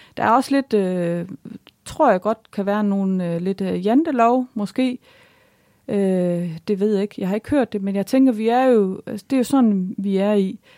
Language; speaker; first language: Danish; native; Danish